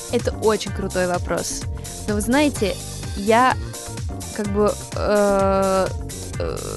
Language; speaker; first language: Russian; non-native, fluent; English